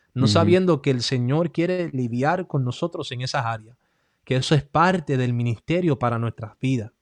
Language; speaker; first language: Spanish; early bilingual, heritage; Spanish